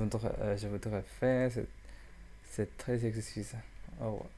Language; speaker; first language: French; non-native, learner; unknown